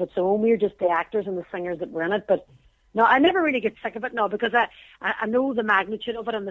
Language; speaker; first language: English; native; English